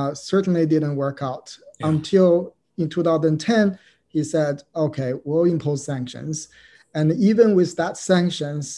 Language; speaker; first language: English; non-native, fluent; Chinese